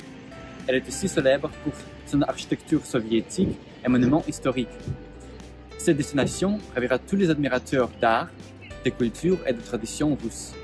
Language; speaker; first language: French; non-native, learner; Russian